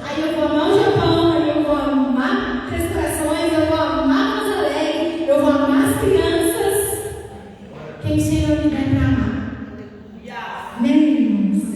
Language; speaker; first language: Portuguese; native; Portuguese